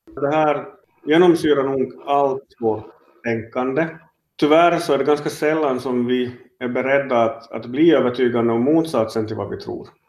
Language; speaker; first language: Swedish; native; Swedish